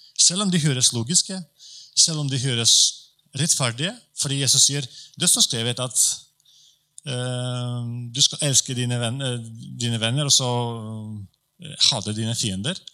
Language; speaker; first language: Norwegian; non-native, fluent; Polish